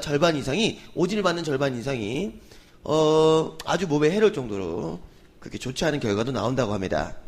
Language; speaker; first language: Korean; native; Korean